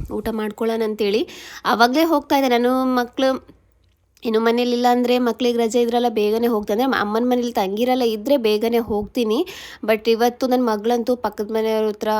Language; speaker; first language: Kannada; non-native, local second language; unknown